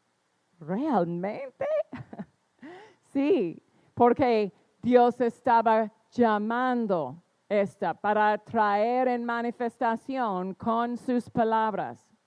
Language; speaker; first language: Spanish; non-native, fluent; English